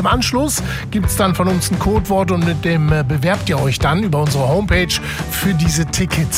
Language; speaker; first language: German; native; German